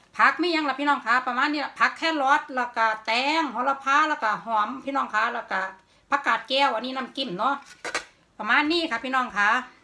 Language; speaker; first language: Thai; native; Thai